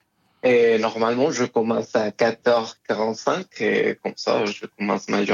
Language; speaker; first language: French; non-native, fluent; Spanish